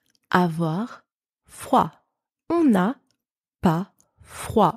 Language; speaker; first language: French; native; French